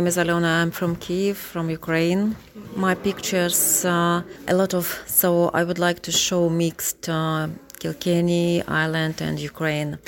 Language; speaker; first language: English; non-native, learner; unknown